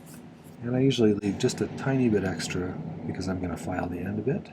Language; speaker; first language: English; native; English